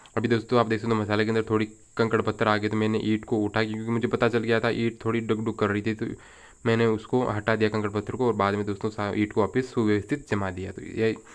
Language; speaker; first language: Hindi; native; Hindi